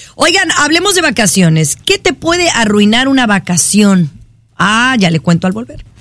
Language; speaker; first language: Spanish; native; Spanish